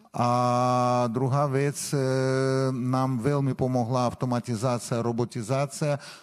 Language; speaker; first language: Slovak; non-native, fluent; Armenian